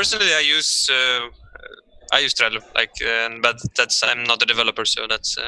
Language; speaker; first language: English; non-native, fluent; Swedish